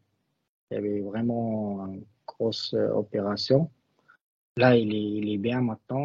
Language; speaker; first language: French; non-native, learner; Russian